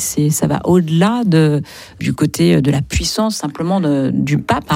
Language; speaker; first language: French; native; French